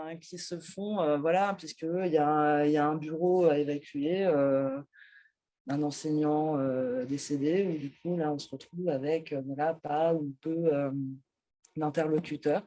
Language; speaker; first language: French; native; French